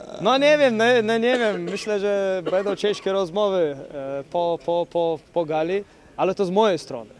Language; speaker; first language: Polish; early bilingual, other home language; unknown